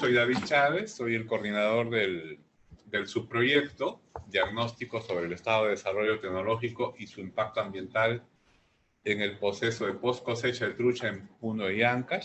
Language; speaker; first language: Spanish; native; Spanish